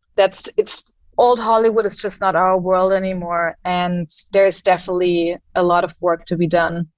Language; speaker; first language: English; non-native, fluent; German